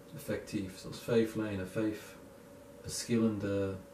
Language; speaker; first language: Dutch; non-native, learner; English